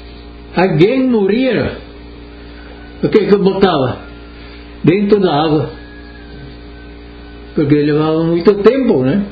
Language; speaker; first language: Portuguese; non-native, local second language; Italian